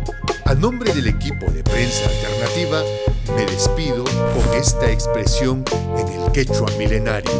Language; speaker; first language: Spanish; native; Spanish